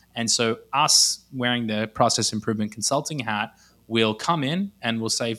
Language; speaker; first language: English; native; English